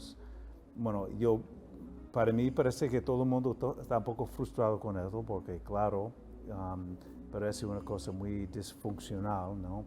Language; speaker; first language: Spanish; non-native, fluent; English